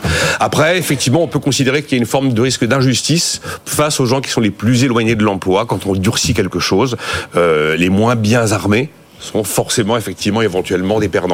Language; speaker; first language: French; native; French